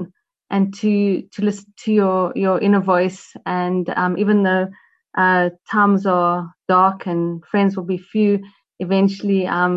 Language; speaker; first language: English; native; English